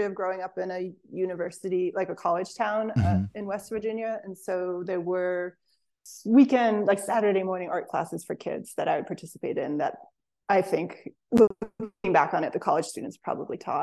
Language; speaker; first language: English; native; English